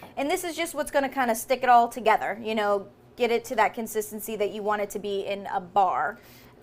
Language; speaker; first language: English; native; English